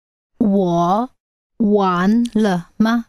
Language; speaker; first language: Chinese; non-native, learner; English